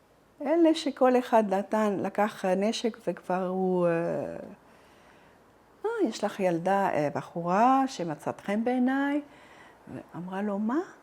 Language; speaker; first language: Hebrew; non-native, fluent; Arabic